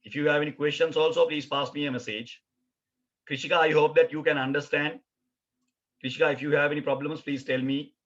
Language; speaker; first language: English; non-native, local second language; Sinhala